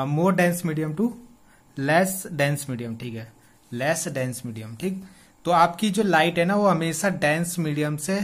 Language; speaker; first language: Hindi; native; Hindi